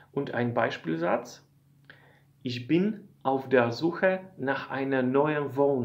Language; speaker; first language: German; non-native, fluent; Polish